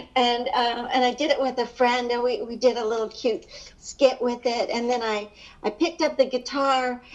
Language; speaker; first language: English; early bilingual, other home language; Hungarian